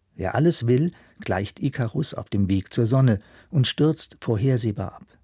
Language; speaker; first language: German; native; German